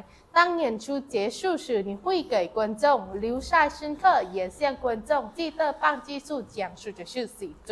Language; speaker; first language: Chinese; non-native, learner; Thai